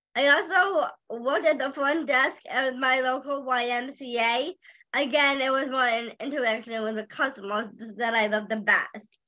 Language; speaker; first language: English; native; English